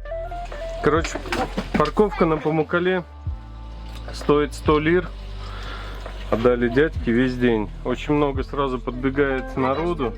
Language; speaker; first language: Russian; native; Russian